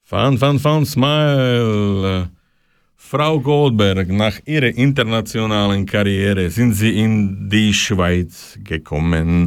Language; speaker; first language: German; non-native, learner; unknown